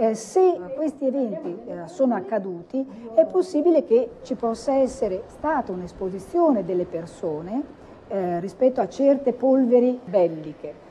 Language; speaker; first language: Italian; native; Italian